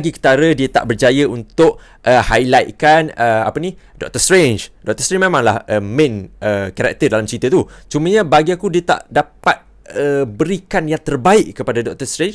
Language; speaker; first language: Malay; native; Malay